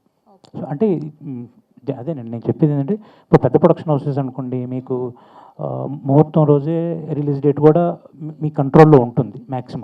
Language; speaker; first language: Telugu; native; Telugu